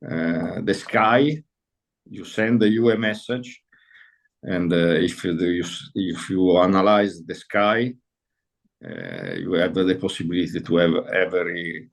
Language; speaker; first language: English; non-native, learner; Italian